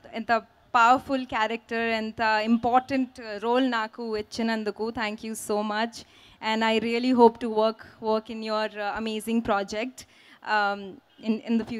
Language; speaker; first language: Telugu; non-native, fluent; Hindi